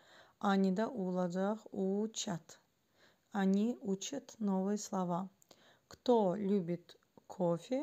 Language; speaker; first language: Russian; non-native, fluent; Azerbaijani